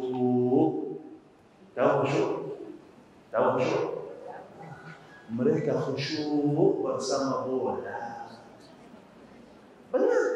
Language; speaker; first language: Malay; non-native, fluent; Arabic